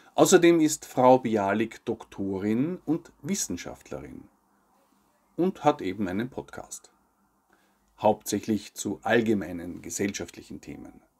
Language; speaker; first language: German; native; German